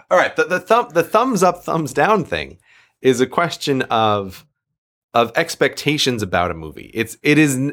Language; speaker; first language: English; native; English